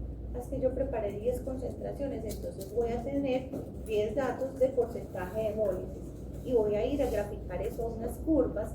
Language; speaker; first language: Spanish; native; Spanish